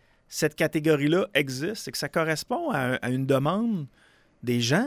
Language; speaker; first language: French; native; French